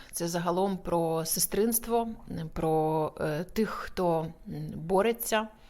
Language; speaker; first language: Ukrainian; native; Ukrainian